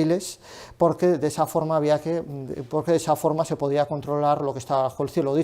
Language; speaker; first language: Spanish; native; Spanish